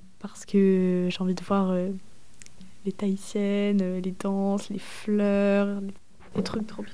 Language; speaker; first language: French; native; French